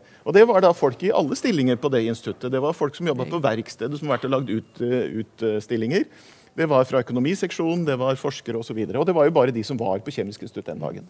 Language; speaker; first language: Norwegian; native; Norwegian